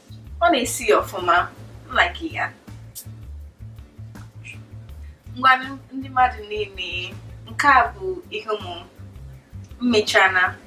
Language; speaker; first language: Igbo; early bilingual, heritage; English